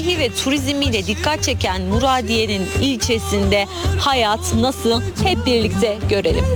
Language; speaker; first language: Turkish; native; Turkish